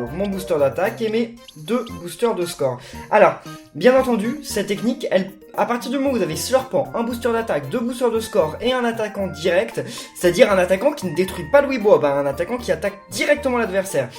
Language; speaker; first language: French; native; French